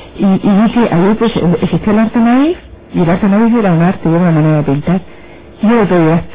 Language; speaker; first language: Spanish; native; Spanish